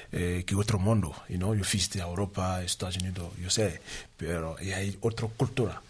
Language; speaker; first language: Spanish; non-native, learner; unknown